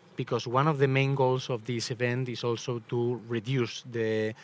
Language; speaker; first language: English; non-native, fluent; Spanish